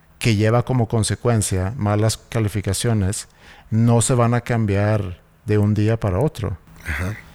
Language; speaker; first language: Spanish; native; Spanish